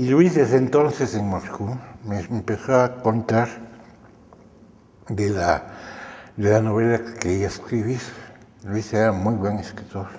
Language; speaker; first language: Spanish; early bilingual, other home language; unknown